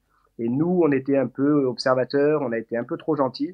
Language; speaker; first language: French; native; French